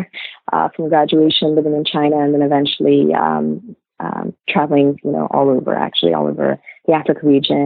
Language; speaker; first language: English; native; English